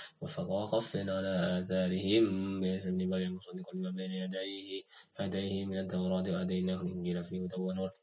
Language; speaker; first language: Arabic; non-native, learner; Indonesian